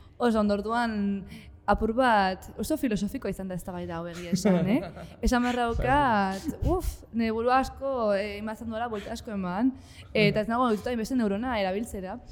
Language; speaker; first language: Basque; native; Basque